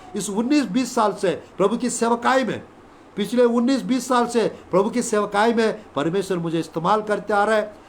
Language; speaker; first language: Hindi; non-native, local second language; Telugu